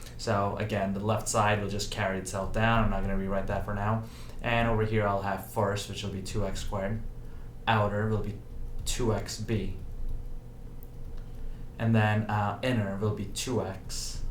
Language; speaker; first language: English; native; English